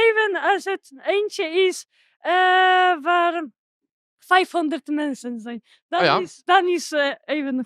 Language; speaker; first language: Dutch; non-native, learner; Polish